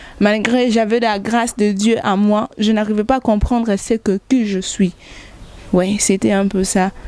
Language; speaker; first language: French; non-native, local second language; Lingala